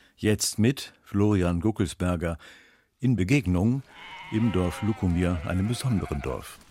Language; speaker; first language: German; native; German